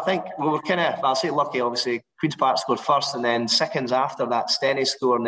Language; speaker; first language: English; native; English